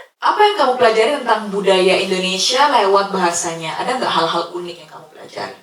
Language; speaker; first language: Indonesian; native; Indonesian